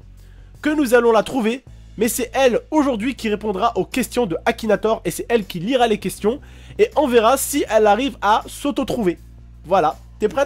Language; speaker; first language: French; native; French